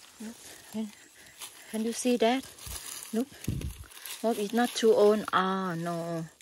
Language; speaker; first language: English; non-native, learner; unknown